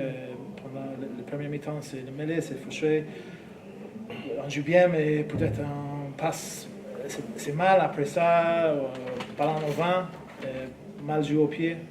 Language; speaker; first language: French; non-native, learner; English